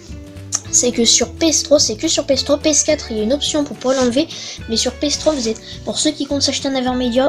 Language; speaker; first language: French; native; French